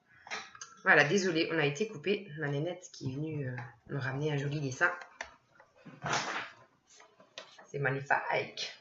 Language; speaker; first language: French; native; French